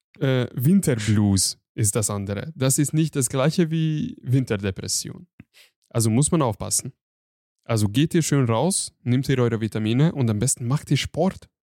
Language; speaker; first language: German; non-native, fluent; Hungarian